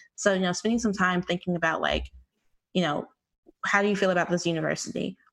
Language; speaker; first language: English; native; English